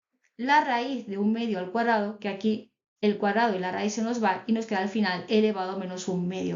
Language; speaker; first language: Spanish; native; Spanish